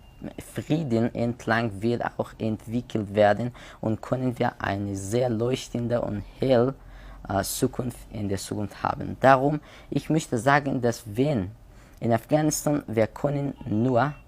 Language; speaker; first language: German; non-native, learner; Persian